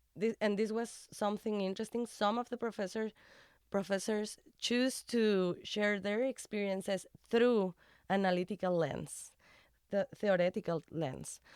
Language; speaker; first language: English; non-native, fluent; Spanish